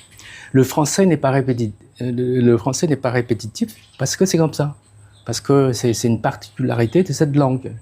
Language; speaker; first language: French; non-native, fluent; Khmer